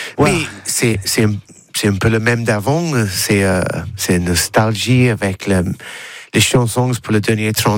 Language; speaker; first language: French; non-native, learner; English